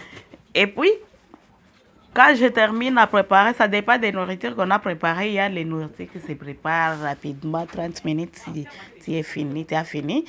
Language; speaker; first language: French; non-native, local second language; Swahili